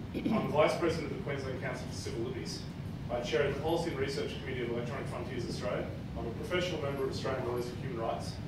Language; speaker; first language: English; native; English